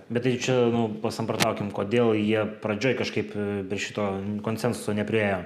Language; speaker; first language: Lithuanian; native; Lithuanian